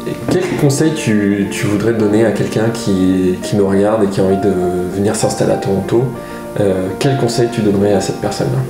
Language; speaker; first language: French; native; French